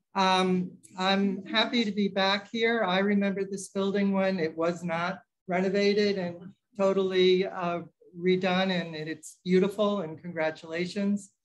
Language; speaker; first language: English; native; English